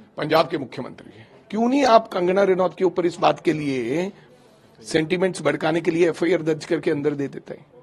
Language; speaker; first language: Hindi; non-native, local second language; Punjabi